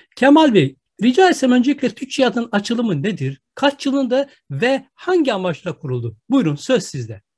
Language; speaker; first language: Turkish; native; Turkish